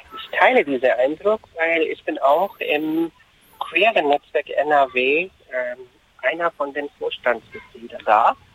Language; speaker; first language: German; non-native, fluent; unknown